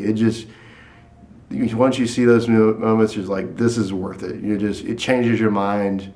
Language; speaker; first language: English; native; English